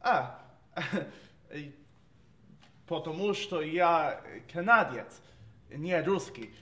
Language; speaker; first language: Russian; non-native, learner; English